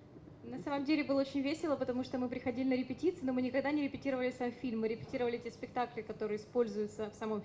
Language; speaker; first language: Russian; native; Russian